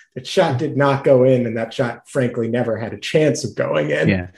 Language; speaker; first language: English; native; English